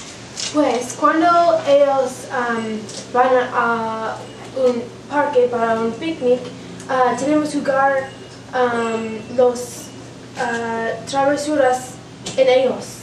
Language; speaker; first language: Spanish; non-native, learner; English